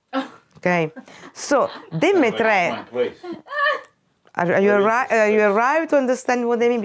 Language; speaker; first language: English; non-native, fluent; Italian